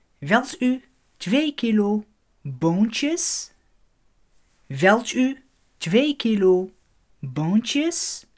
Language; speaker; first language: Dutch; non-native, fluent; Arabic